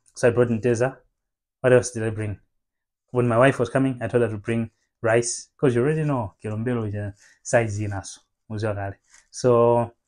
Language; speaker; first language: English; non-native, local second language; Nyanja